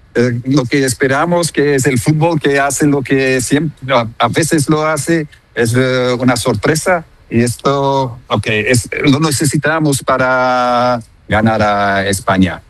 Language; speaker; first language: Spanish; non-native, fluent; Dutch